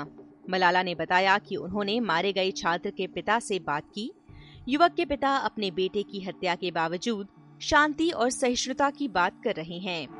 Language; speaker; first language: Hindi; native; Hindi